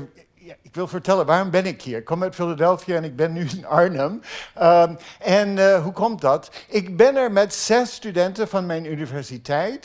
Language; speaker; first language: Dutch; non-native, fluent; English